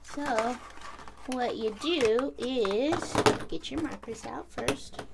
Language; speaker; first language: English; native; English